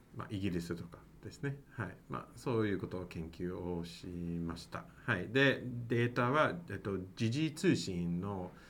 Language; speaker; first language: Japanese; non-native, fluent; English